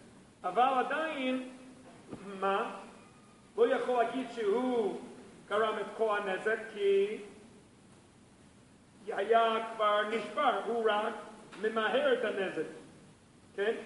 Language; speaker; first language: Hebrew; non-native, fluent; English